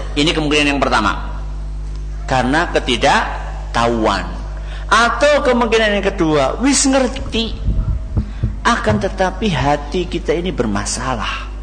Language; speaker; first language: Malay; non-native, local second language; Javanese